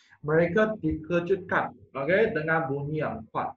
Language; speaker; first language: Malay; non-native, local second language; Chinese